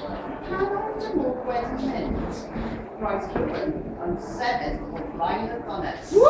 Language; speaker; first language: Welsh; non-native, learner; English